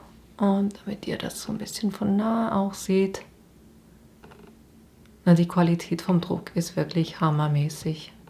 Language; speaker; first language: German; native; German